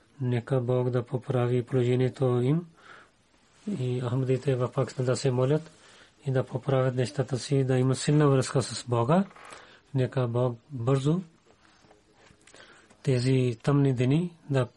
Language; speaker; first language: Bulgarian; non-native, learner; Urdu